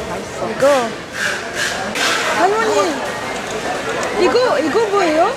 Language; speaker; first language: Korean; non-native, learner; Arabic